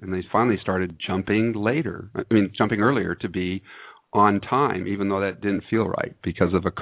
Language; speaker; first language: English; native; English